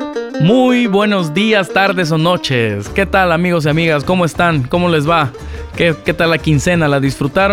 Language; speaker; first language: Spanish; native; Spanish